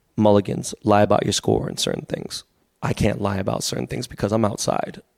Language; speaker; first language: English; native; English